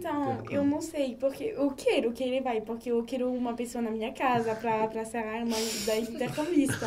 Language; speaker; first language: Portuguese; non-native, learner; French